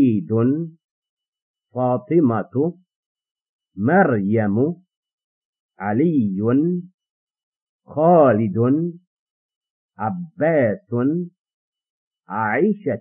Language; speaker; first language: Arabic; non-native, fluent; English